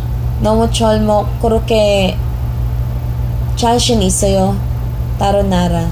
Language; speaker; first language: Korean; non-native, learner; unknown